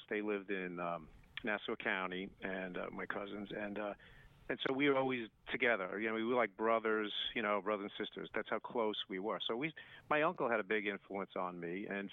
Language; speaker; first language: English; native; English